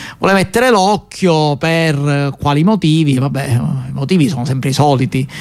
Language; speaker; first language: Italian; native; Italian